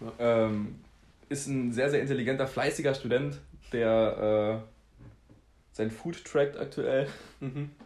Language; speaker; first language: German; native; German